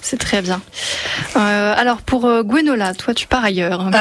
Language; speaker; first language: French; native; French